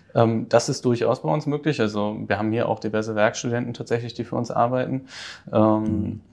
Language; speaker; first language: German; native; German